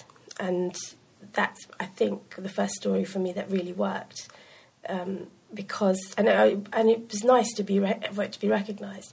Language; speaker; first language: English; non-native, local second language; Sinhala